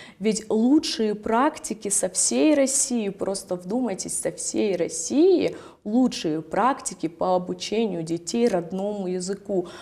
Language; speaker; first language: Russian; non-native, local second language; Ossetic